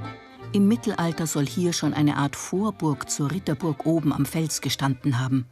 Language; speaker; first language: German; native; German